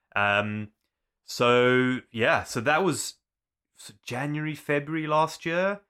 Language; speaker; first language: English; native; English